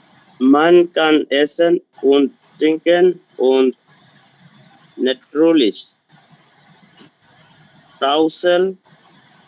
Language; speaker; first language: German; non-native, learner; Bangla